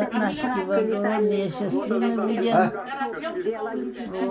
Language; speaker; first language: Russian; non-native, local second language; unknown